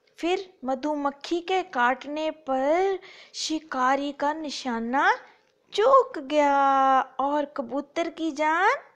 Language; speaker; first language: Hindi; non-native, local second language; Punjabi